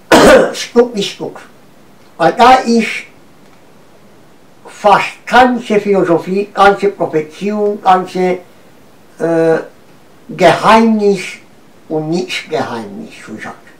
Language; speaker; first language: German; non-native, learner; Romanian